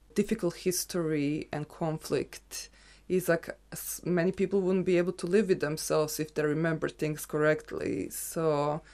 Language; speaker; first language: English; non-native, fluent; Serbian